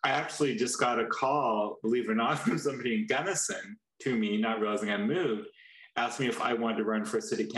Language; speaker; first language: English; native; English